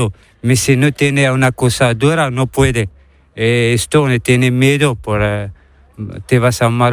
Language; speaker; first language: Spanish; non-native, learner; Arabic